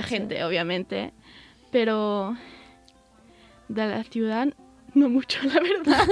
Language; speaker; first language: Spanish; early bilingual, heritage; English